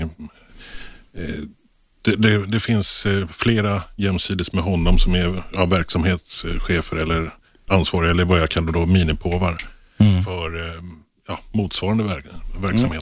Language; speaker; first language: Swedish; native; Swedish